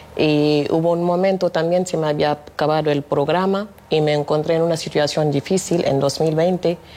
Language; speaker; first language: Spanish; non-native, fluent; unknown